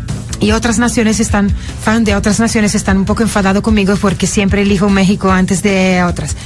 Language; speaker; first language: Spanish; non-native, fluent; Italian